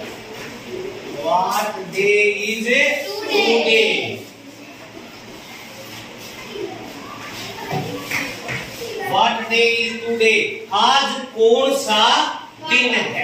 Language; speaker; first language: Hindi; native; Hindi